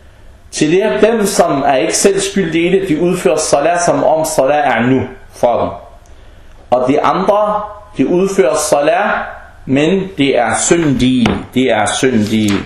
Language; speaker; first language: Danish; non-native, fluent; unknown